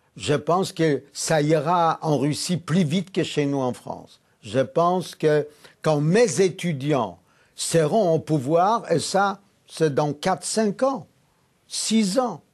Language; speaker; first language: French; non-native, fluent; Polish